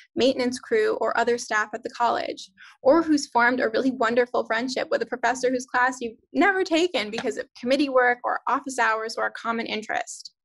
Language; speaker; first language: English; native; English